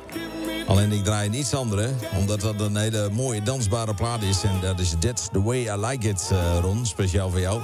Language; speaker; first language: Dutch; native; Dutch